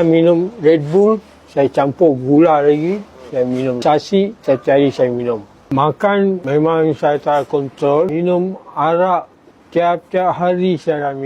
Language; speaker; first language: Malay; non-native, local second language; Tamil